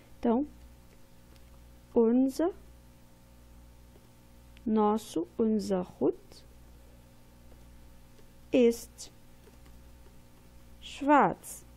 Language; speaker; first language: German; non-native, fluent; Portuguese